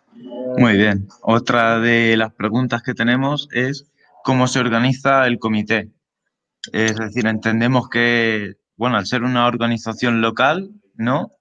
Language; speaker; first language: Spanish; native; Spanish